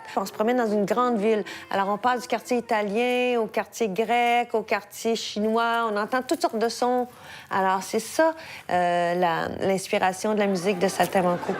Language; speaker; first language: French; native; French